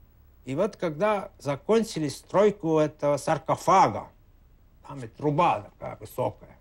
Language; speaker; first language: Russian; native; Russian